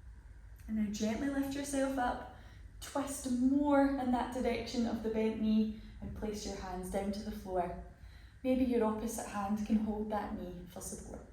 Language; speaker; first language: English; native; English